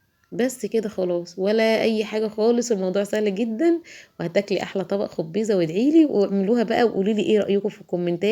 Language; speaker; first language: Arabic; native; Arabic